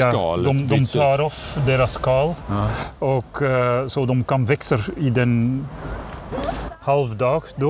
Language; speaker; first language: Swedish; non-native, learner; Dutch